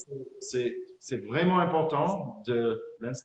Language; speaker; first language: French; non-native, fluent; English